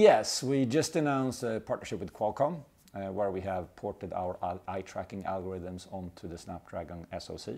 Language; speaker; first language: English; non-native, fluent; Swedish